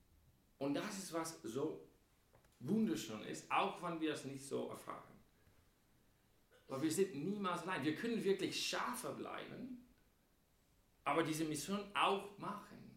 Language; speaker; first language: German; non-native, fluent; English